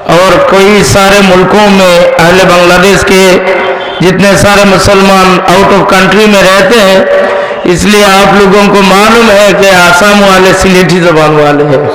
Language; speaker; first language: Urdu; non-native, local second language; Sylheti